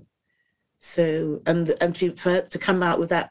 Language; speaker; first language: English; native; English